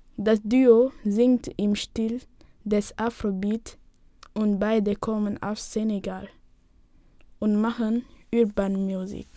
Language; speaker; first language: German; non-native, learner; Wolof